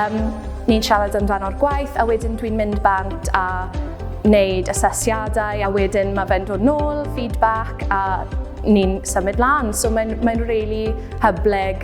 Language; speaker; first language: Welsh; non-native, local second language; English